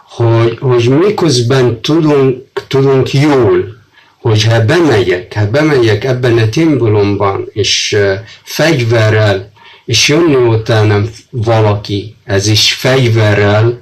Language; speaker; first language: Hungarian; non-native, fluent; Arabic